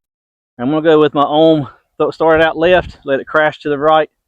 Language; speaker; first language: English; native; English